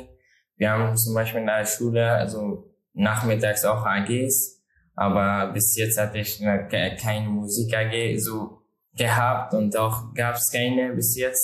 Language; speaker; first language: German; non-native, learner; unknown